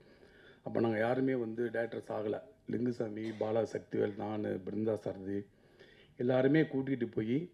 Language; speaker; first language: Tamil; native; Tamil